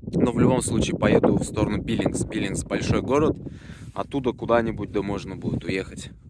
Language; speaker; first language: Russian; native; Russian